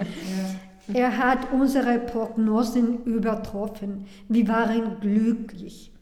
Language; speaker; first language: German; non-native, learner; Spanish